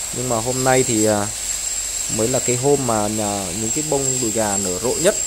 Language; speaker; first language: Vietnamese; non-native, local second language; Tày